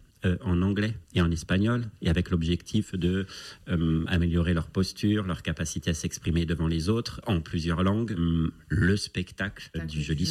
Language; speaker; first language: French; native; French